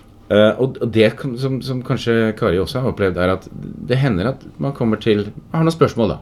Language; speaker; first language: Norwegian; native; Norwegian